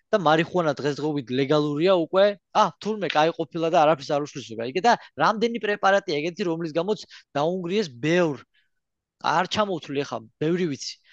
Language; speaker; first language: Georgian; native; Georgian